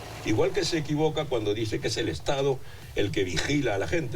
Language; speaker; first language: Spanish; native; Spanish